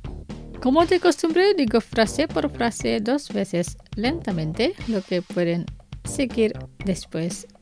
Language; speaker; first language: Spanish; non-native, fluent; Indonesian